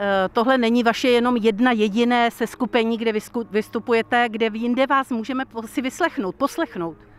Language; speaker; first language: Czech; native; Czech